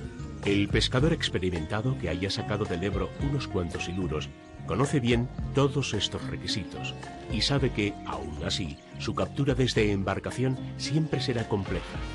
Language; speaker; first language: Spanish; native; Spanish